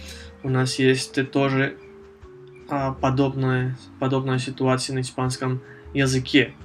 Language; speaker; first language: Russian; non-native, fluent; Spanish